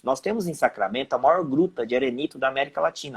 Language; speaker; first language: Portuguese; native; Portuguese